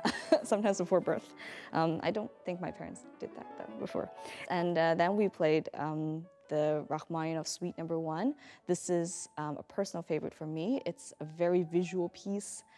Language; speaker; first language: English; native; English